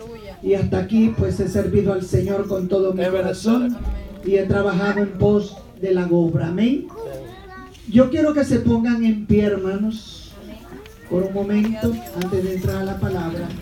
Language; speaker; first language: Spanish; native; Spanish